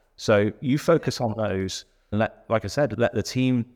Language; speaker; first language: English; native; English